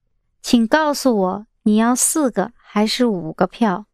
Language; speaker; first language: Chinese; non-native, learner; English